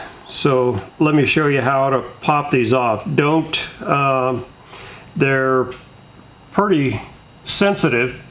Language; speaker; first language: English; native; English